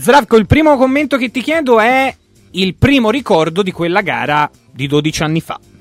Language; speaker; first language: Italian; native; Italian